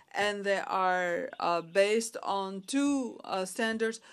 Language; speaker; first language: English; non-native, fluent; Arabic